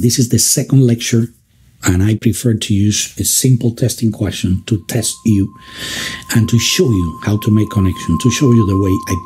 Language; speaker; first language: English; non-native, fluent; Spanish